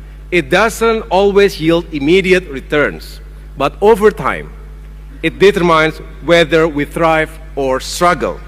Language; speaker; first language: English; non-native, fluent; Indonesian